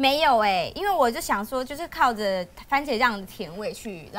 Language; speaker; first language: Chinese; native; Chinese